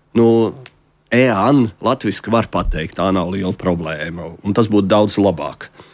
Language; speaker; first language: Latvian; native; Latvian